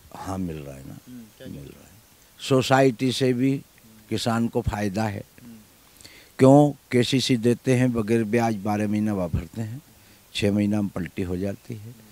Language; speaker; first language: Hindi; native; Hindi